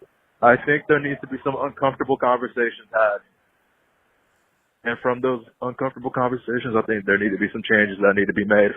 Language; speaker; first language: English; native; English